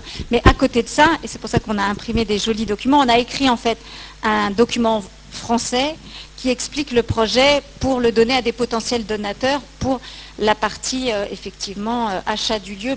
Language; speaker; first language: French; native; French